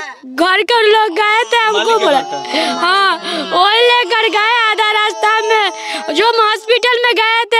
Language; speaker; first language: Hindi; non-native, local second language; Bhojpuri